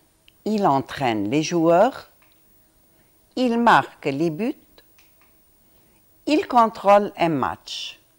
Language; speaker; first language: French; non-native, fluent; Arabic